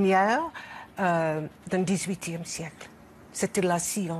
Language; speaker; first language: French; non-native, learner; English